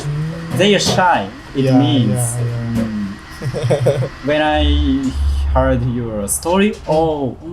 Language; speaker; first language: English; non-native, learner; Japanese